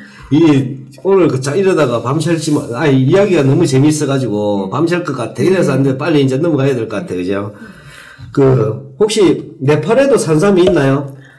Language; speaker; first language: Korean; native; Korean